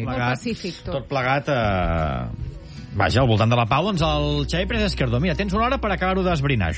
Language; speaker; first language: Catalan; native; Catalan